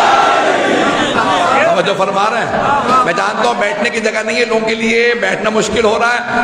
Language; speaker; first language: Urdu; native; Urdu